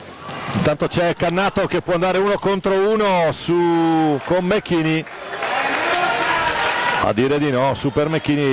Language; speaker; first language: Italian; native; Italian